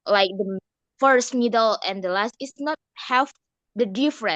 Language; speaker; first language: English; non-native, learner; Indonesian